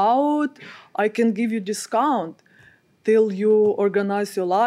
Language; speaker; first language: English; non-native, learner; Ukrainian